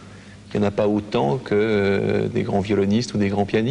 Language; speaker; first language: French; native; French